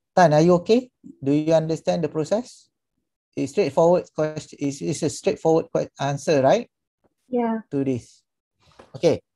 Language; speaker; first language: English; non-native, local second language; Malay